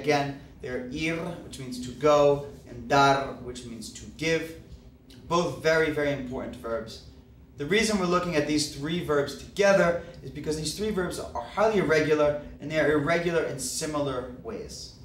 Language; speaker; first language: English; native; English